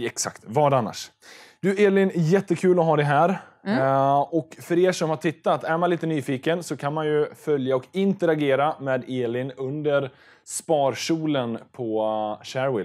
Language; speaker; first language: Swedish; native; Swedish